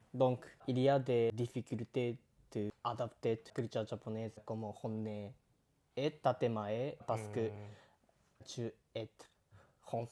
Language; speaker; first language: French; non-native, learner; Japanese